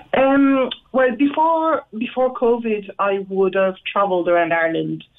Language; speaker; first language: English; non-native, fluent; French